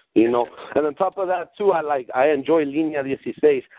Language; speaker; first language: English; early bilingual, other home language; Spanish